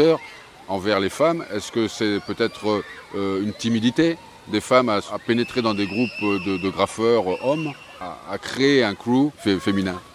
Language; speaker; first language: French; native; French